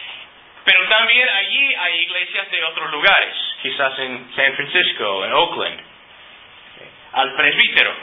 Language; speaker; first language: Spanish; non-native, fluent; English